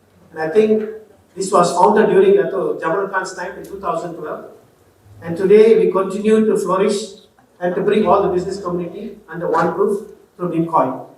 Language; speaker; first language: English; non-native, local second language; Tamil